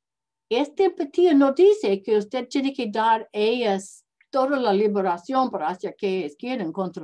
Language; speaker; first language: Spanish; non-native, learner; English